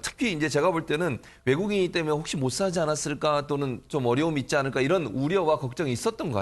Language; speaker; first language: Korean; native; Korean